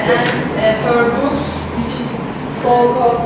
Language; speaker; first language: English; non-native, learner; Turkish